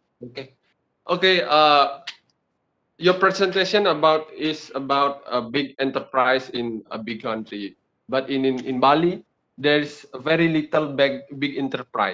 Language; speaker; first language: English; non-native, fluent; Indonesian